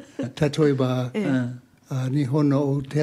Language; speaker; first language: Japanese; non-native, learner; English